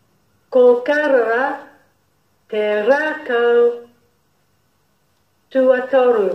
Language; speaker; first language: Māori; non-native, learner; English